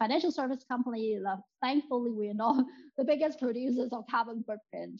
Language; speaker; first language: English; non-native, local second language; Cantonese